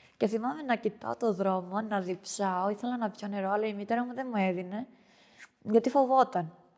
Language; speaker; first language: Greek; early bilingual, other home language; Albanian